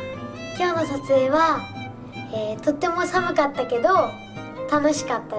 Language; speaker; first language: Japanese; native; Japanese